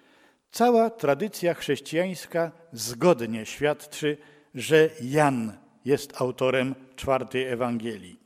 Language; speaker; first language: Polish; native; Polish